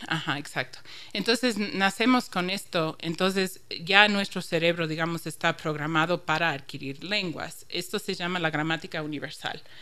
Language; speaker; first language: Spanish; non-native, fluent; English